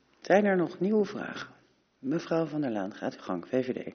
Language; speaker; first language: Dutch; native; Dutch